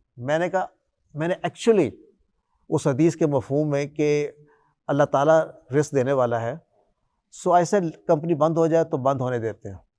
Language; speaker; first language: Urdu; native; Urdu